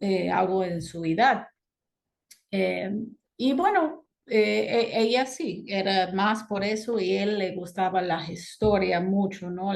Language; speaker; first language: Spanish; non-native, fluent; English